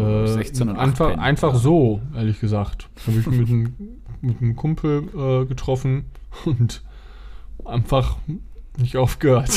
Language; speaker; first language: German; native; German